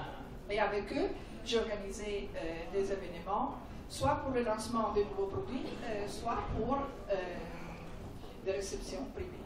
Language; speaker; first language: French; non-native, fluent; Italian